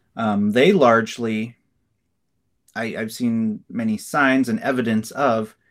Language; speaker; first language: English; native; English